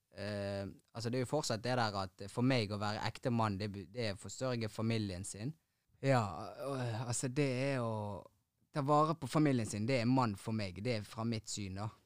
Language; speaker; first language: Norwegian; early bilingual, other home language; Tigrinya